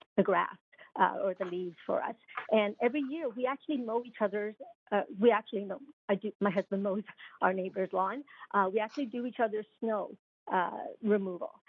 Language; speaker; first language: English; non-native, local second language; Cantonese